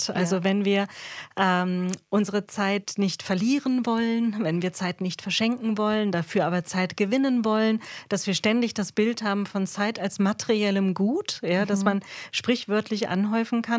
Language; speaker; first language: German; native; German